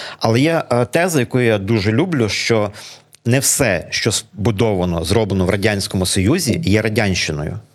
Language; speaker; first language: Ukrainian; native; Ukrainian